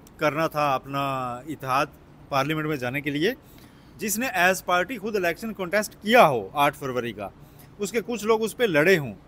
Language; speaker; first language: Urdu; native; Urdu